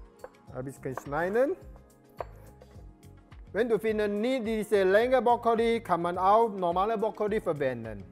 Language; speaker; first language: German; non-native, learner; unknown